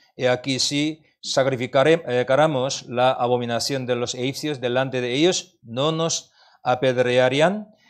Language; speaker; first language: Spanish; non-native, learner; Korean